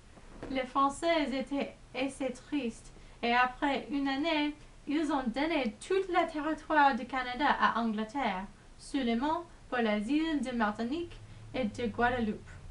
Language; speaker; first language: French; non-native, learner; English